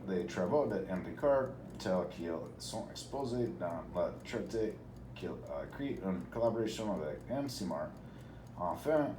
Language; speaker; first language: French; non-native, learner; English